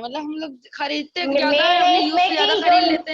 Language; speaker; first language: Hindi; native; Hindi